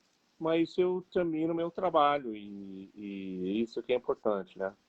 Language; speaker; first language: Portuguese; non-native, fluent; English